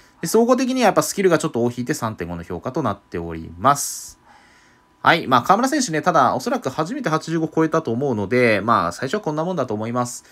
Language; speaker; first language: Japanese; native; Japanese